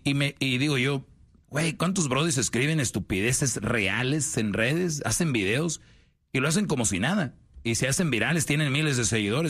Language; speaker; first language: Spanish; native; Spanish